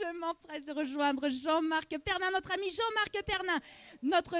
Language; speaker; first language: French; native; French